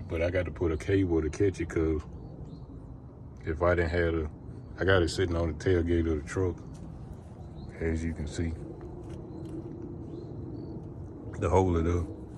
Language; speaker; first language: English; native; English